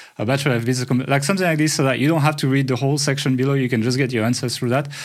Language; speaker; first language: English; non-native, fluent; French